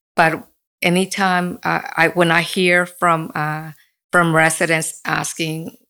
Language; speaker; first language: English; early bilingual, other home language; Spanish